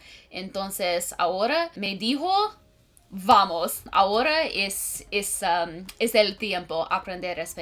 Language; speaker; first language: Spanish; non-native, learner; English